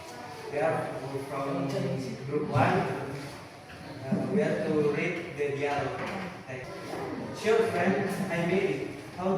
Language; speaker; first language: English; non-native, learner; Indonesian